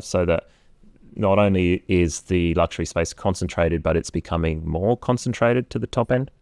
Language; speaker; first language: English; native; English